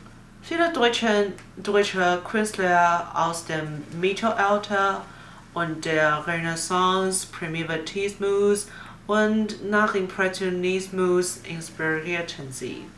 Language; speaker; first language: German; non-native, learner; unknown